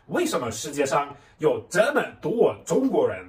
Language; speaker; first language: Chinese; non-native, fluent; German